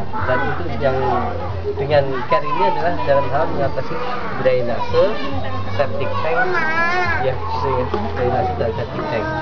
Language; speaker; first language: Indonesian; non-native, local second language; Achinese